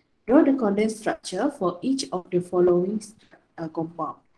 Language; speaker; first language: English; non-native, local second language; Malay